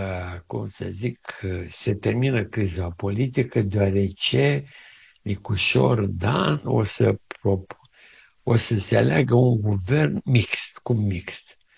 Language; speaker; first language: Romanian; native; Romanian